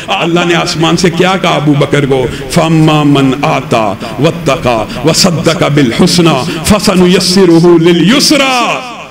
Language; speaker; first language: Urdu; non-native, local second language; Punjabi